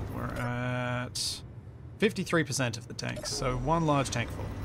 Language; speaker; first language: English; native; English